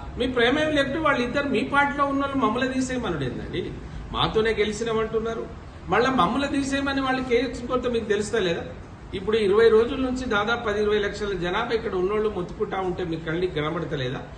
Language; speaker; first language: Telugu; non-native, local second language; Lambadi